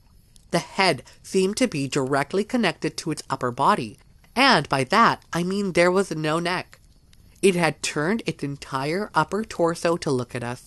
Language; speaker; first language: English; native; English